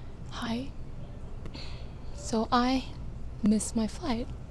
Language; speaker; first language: English; non-native, fluent; Korean